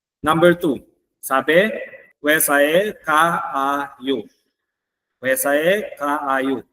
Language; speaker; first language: Korean; non-native, learner; Filipino